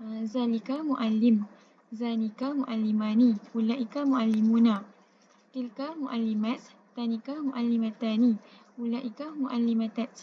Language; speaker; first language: Arabic; non-native, learner; Malay